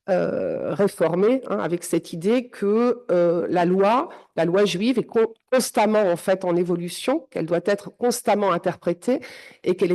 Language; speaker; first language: French; native; French